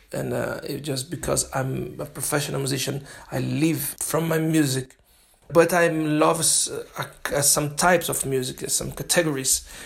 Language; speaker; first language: English; non-native, learner; Portuguese